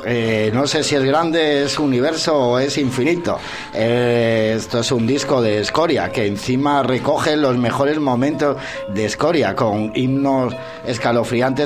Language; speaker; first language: Spanish; native; Spanish